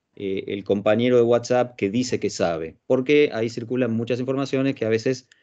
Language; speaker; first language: Spanish; native; Spanish